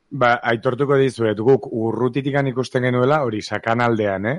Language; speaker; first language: Basque; native; Basque